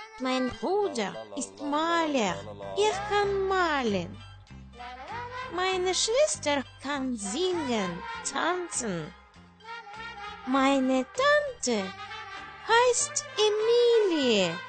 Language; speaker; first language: German; non-native, learner; Russian